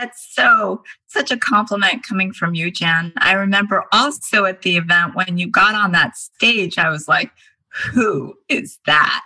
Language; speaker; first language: English; early bilingual, other home language; Korean